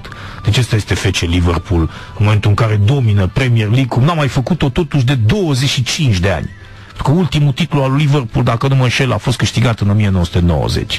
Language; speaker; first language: Romanian; native; Romanian